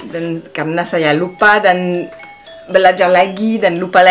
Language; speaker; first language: Indonesian; non-native, learner; French